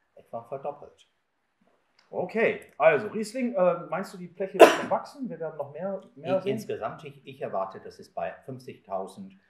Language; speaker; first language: German; non-native, fluent; English